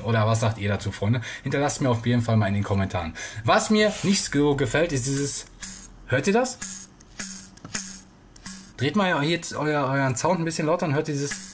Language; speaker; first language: German; native; German